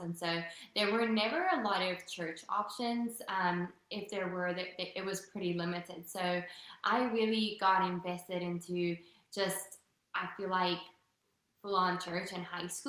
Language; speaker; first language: English; non-native, local second language; Afrikaans